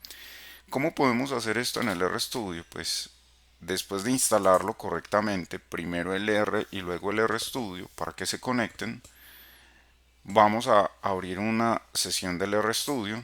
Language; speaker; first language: Spanish; native; Spanish